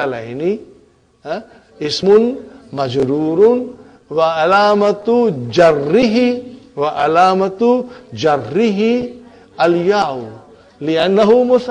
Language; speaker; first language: Arabic; non-native, fluent; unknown